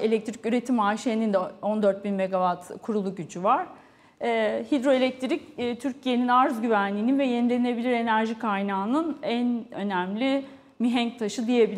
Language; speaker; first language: Turkish; native; Turkish